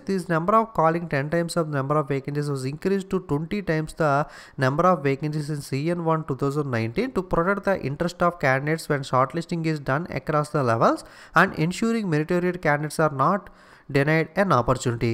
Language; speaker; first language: English; non-native, local second language; Telugu